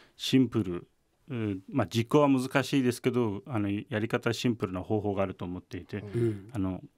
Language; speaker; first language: Japanese; non-native, fluent; Turkish